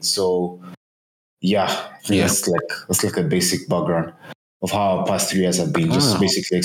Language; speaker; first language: English; non-native, local second language; Ganda